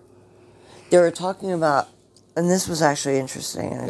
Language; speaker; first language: English; native; English